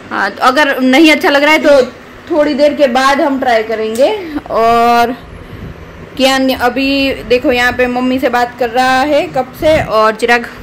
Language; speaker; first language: Hindi; non-native, local second language; Gujarati